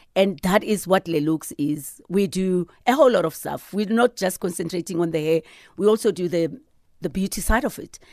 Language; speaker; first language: English; non-native, local second language; Southern Sotho